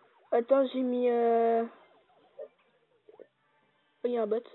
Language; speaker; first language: French; native; French